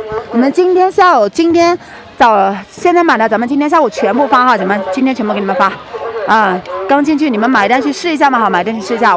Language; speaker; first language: Chinese; native; Chinese